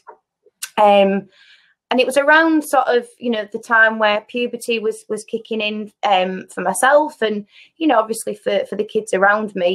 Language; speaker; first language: English; native; English